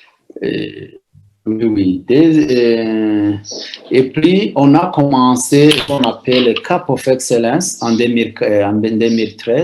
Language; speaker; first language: French; non-native, local second language; Rundi